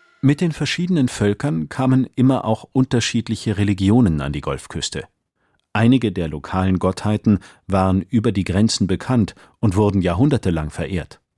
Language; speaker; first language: German; native; German